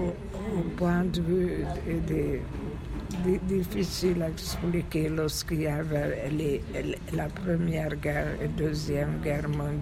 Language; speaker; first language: French; non-native, fluent; Hungarian